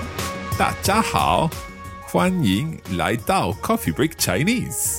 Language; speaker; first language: Chinese; non-native, learner; English